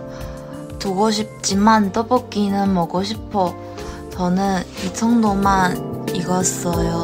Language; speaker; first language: Korean; non-native, learner; Chinese